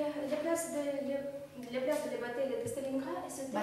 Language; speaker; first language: French; non-native, learner; Russian